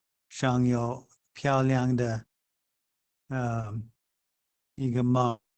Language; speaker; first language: Chinese; non-native, fluent; English